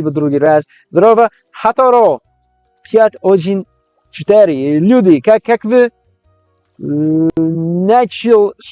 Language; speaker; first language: Russian; non-native, learner; English